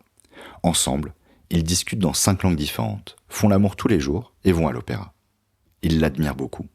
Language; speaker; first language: French; native; French